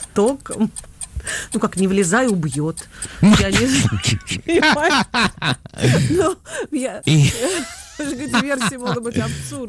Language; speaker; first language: Russian; native; Russian